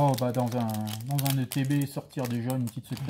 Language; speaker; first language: French; native; French